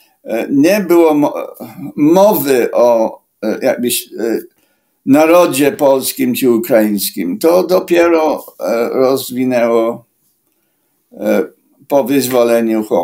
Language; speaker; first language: Polish; non-native, fluent; English